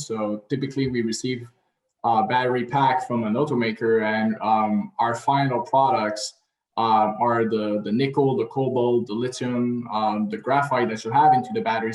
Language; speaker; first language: English; non-native, local second language; French